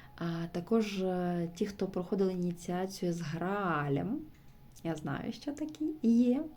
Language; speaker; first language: Ukrainian; non-native, local second language; Russian